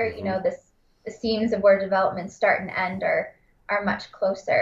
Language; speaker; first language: English; native; English